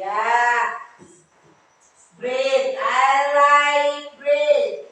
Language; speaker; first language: English; non-native, learner; Indonesian